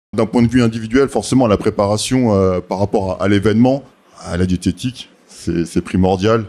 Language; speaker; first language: French; native; French